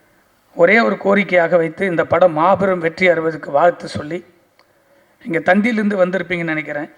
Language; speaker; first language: Tamil; native; Tamil